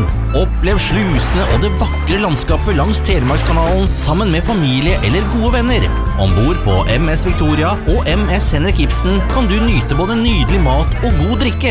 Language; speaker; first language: Norwegian; native; Norwegian